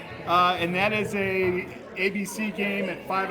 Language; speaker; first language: English; native; English